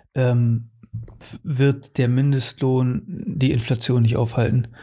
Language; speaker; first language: German; early bilingual, other home language; Portuguese